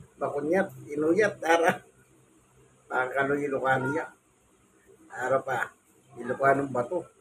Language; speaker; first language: Filipino; non-native, local second language; Pampanga